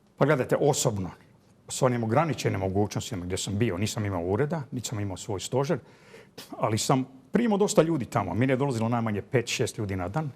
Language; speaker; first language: Bosnian; early bilingual, heritage; Croatian